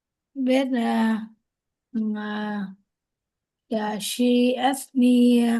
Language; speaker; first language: English; non-native, learner; Vietnamese